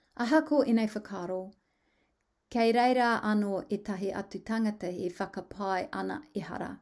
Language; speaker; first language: Māori; non-native, local second language; English